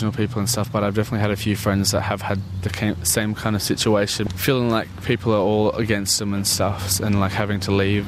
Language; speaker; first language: English; native; English